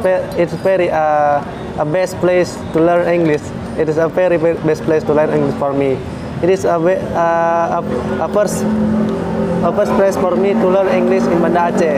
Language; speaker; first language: English; non-native, fluent; Indonesian